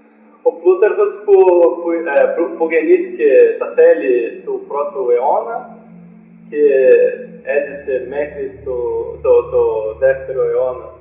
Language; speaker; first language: Greek; non-native, fluent; Portuguese